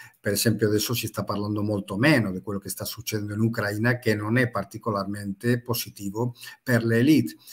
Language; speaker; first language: Italian; non-native, fluent; Spanish